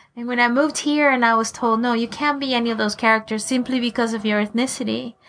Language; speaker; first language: English; non-native, fluent; Spanish